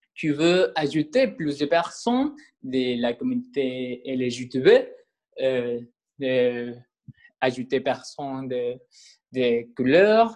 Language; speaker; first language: French; non-native, learner; Spanish